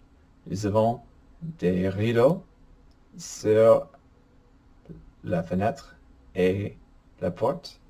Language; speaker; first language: French; non-native, fluent; English